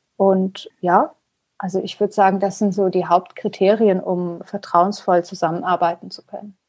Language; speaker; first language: German; early bilingual, other home language; Persian